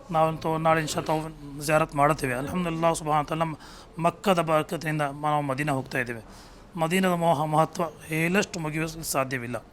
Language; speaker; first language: Kannada; non-native, local second language; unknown